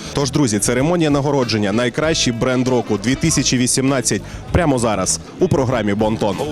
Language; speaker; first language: Ukrainian; native; Ukrainian